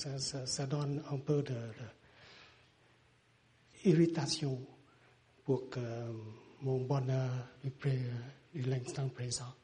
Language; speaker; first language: French; non-native, learner; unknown